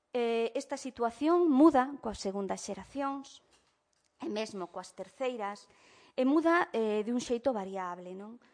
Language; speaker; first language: Galician; early bilingual, heritage; Galician